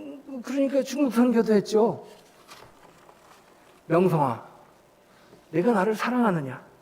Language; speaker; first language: Korean; native; Korean